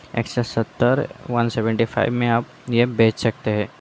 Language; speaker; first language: Hindi; non-native, local second language; Assamese